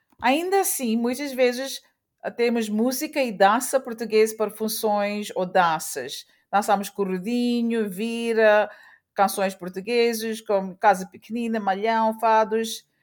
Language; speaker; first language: Portuguese; early bilingual, heritage; Portuguese